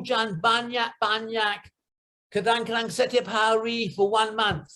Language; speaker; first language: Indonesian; non-native, learner; English